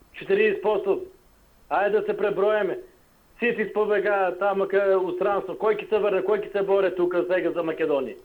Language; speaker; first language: Macedonian; non-native, local second language; Albanian